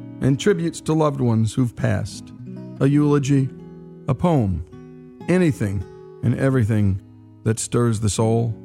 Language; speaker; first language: English; native; English